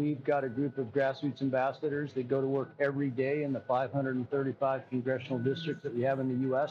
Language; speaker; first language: English; native; English